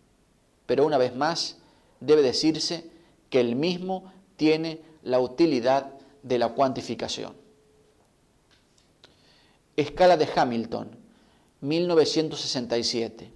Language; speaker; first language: Spanish; native; Spanish